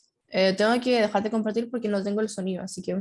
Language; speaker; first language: Spanish; native; Spanish